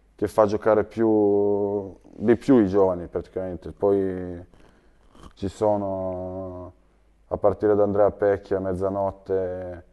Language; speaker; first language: Italian; early bilingual, other home language; Serbian